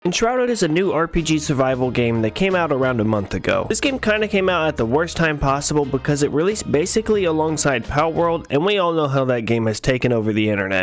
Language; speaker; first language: English; native; English